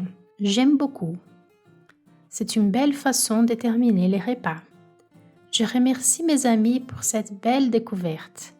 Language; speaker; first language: French; non-native, fluent; Portuguese